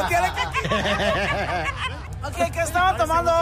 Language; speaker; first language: Spanish; early bilingual, heritage; Spanish